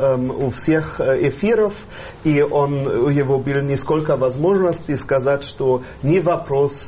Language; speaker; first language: Russian; non-native, fluent; German